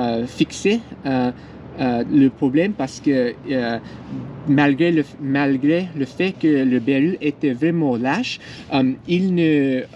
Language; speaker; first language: French; non-native, learner; English